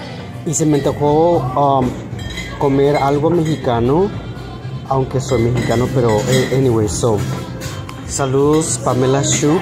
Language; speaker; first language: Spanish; early bilingual, heritage; Spanish